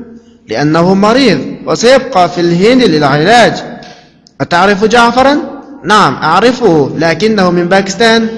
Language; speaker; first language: Arabic; non-native, fluent; Uyghur